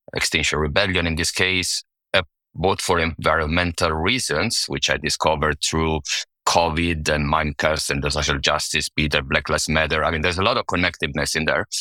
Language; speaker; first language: English; non-native, fluent; Italian